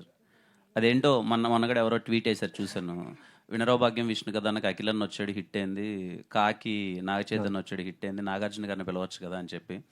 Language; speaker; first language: Telugu; native; Telugu